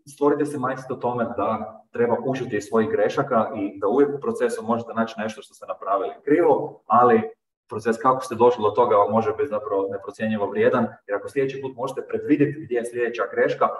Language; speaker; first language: Croatian; native; Croatian